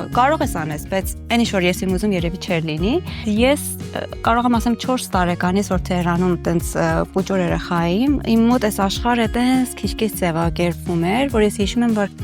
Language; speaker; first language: Armenian; early bilingual, heritage; Armenian